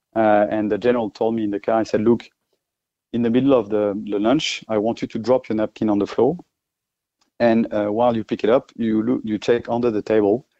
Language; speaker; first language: English; non-native, fluent; French